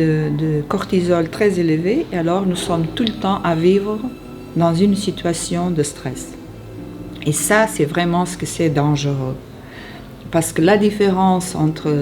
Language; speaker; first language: French; non-native, fluent; Portuguese